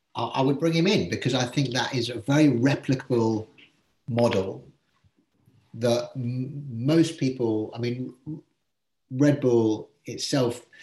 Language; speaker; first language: English; native; English